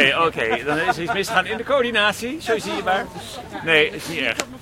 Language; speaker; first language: Dutch; native; Dutch